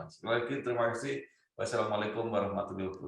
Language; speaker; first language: Indonesian; native; Indonesian